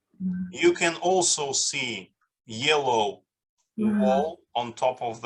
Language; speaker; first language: English; non-native, fluent; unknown